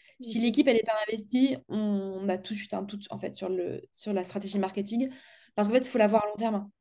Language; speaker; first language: French; native; French